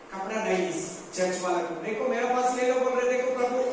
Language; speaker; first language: Hindi; non-native, local second language; Kannada